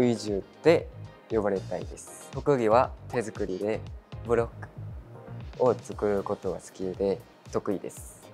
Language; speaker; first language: Japanese; non-native, fluent; Korean